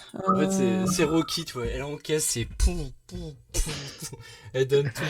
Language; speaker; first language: French; native; French